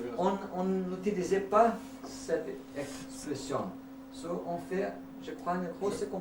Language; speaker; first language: French; non-native, learner; Portuguese